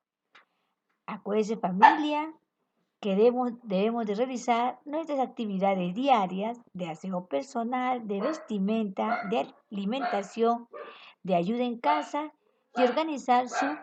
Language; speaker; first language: Spanish; native; Spanish